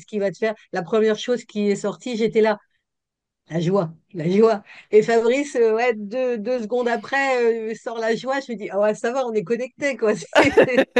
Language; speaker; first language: French; native; French